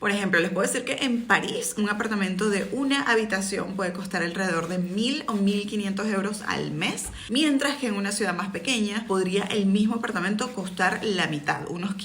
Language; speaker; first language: Spanish; native; Spanish